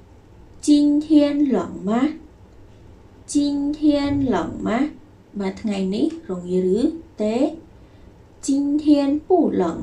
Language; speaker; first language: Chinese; non-native, fluent; Khmer